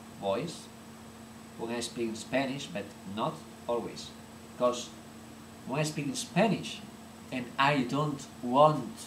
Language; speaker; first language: English; non-native, fluent; Spanish